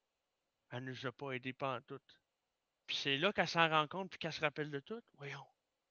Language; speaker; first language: French; native; French